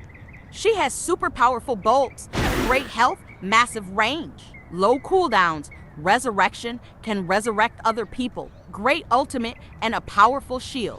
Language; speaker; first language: English; native; English